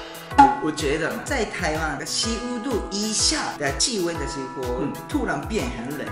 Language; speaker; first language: Chinese; non-native, fluent; Japanese